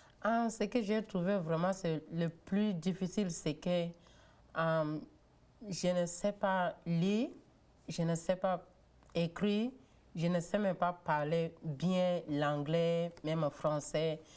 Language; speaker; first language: French; non-native, learner; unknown